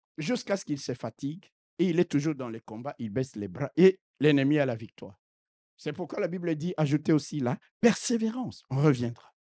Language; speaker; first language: French; non-native, local second language; Lingala